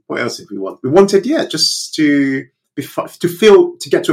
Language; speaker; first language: English; non-native, local second language; Yoruba